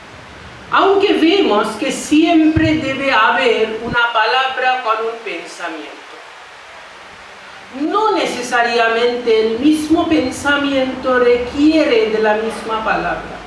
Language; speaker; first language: Spanish; non-native, fluent; Bangla